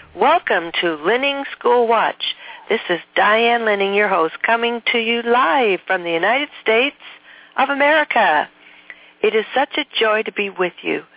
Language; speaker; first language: English; native; English